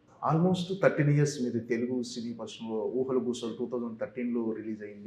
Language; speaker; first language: Telugu; native; Telugu